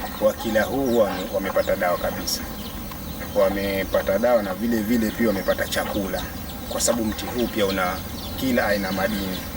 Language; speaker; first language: Swahili; non-native, local second language; Giryama